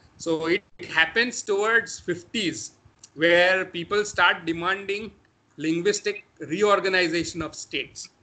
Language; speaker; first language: English; non-native, local second language; Marathi